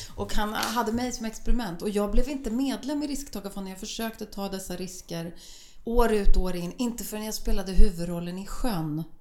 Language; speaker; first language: Swedish; native; Swedish